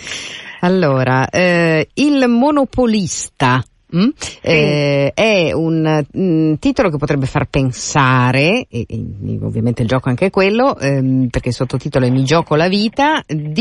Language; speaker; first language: Italian; native; Italian